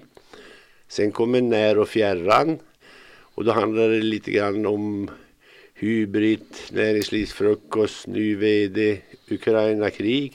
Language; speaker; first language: Swedish; native; Swedish